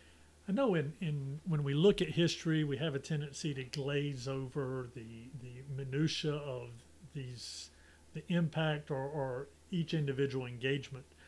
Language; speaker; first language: English; native; English